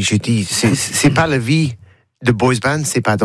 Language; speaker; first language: French; non-native, learner; English